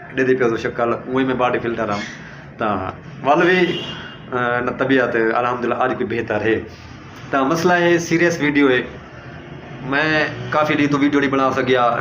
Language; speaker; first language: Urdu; non-native, local second language; Saraiki